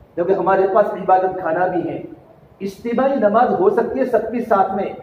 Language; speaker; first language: Urdu; non-native, local second language; Gujarati